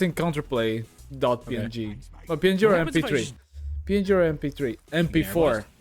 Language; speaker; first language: English; non-native, fluent; Portuguese